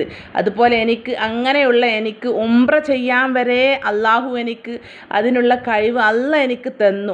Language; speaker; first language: Malayalam; native; Malayalam